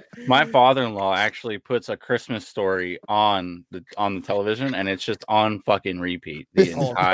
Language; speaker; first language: English; native; English